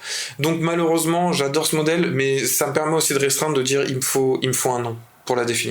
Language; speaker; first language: French; native; French